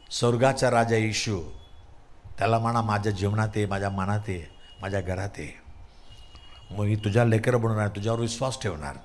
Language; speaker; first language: Marathi; non-native, local second language; Tamil